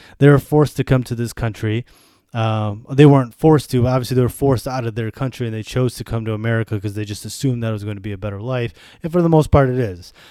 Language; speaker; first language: English; early bilingual, other home language; Bosnian